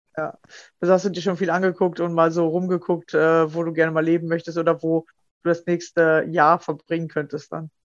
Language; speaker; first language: German; native; German